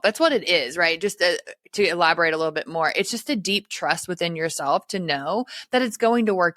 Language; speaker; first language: English; native; English